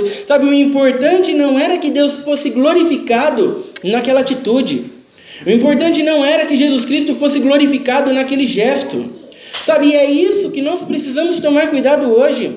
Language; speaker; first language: Portuguese; native; Portuguese